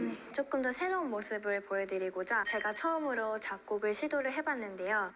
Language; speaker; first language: Korean; non-native, fluent; Japanese